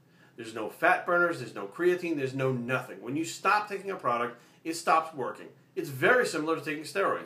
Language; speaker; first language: English; native; English